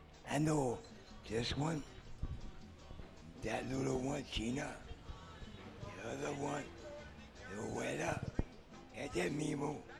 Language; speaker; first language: English; native; English